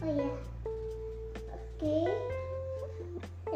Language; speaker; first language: English; non-native, learner; Indonesian